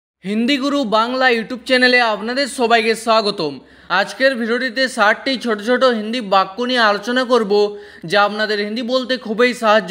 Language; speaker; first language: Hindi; non-native, local second language; Bangla